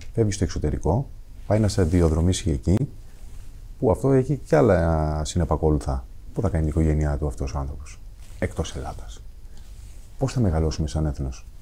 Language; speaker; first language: Greek; native; Greek